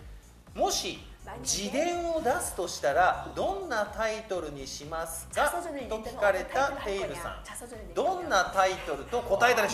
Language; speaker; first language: Japanese; native; Japanese